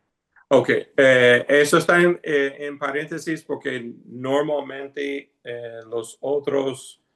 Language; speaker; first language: Spanish; non-native, fluent; English